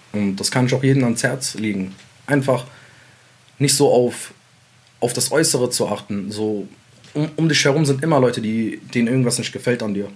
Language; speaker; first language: German; early bilingual, other home language; Central Kurdish